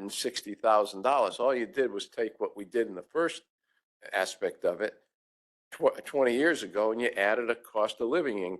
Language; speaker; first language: English; native; English